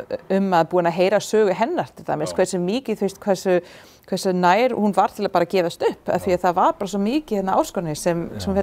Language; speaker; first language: Icelandic; non-native, fluent; English